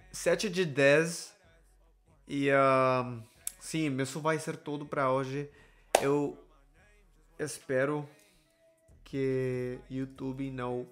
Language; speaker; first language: Portuguese; non-native, learner; Spanish